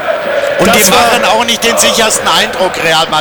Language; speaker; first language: German; native; German